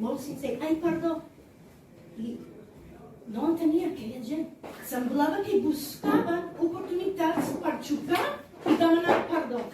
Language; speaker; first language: Catalan; non-native, fluent; English